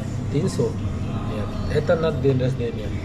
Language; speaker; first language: Russian; non-native, learner; Hindi